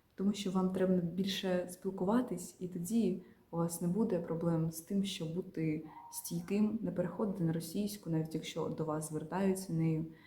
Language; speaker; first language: Ukrainian; non-native, local second language; Russian